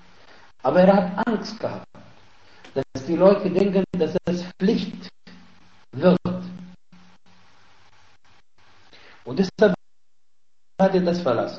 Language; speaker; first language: German; non-native, fluent; Arabic